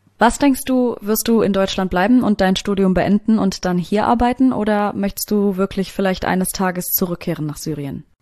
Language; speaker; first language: German; native; German